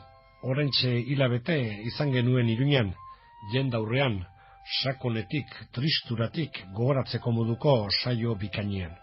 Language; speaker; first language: Basque; native; Basque